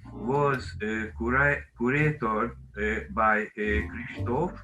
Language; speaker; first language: English; non-native, learner; Hungarian